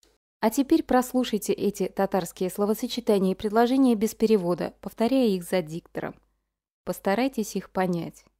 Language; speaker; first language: Russian; native; Russian